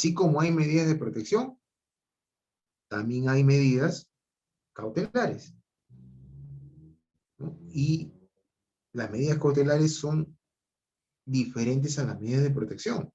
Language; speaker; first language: Spanish; native; Spanish